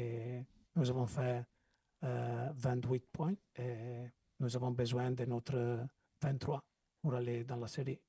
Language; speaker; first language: French; non-native, learner; Italian